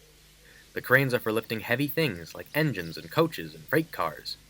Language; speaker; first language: English; native; English